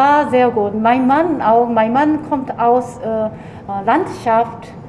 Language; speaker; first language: German; non-native, learner; Korean